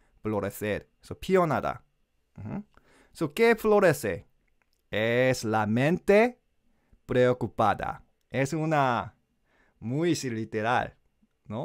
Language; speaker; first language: Spanish; non-native, learner; Korean